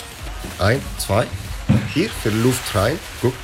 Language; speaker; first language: German; non-native, learner; Arabic